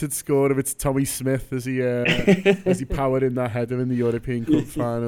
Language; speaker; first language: English; native; English